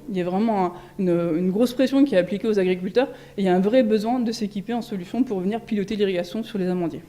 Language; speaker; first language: French; native; French